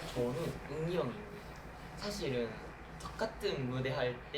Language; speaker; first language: Korean; non-native, learner; Japanese